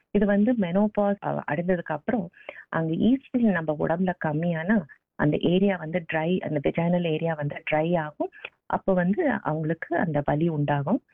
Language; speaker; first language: Tamil; native; Tamil